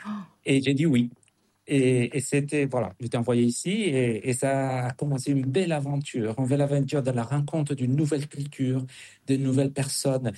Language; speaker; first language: French; non-native, fluent; Spanish